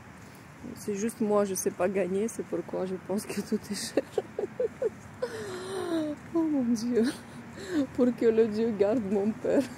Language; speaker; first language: French; non-native, fluent; Russian